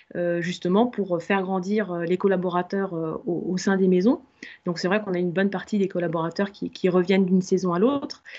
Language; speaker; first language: French; native; French